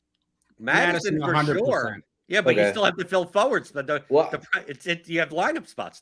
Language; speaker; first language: English; native; English